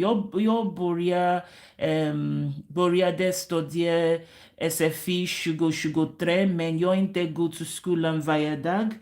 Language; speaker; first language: Swedish; non-native, learner; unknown